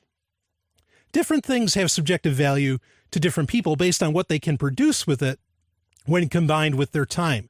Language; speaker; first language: English; native; English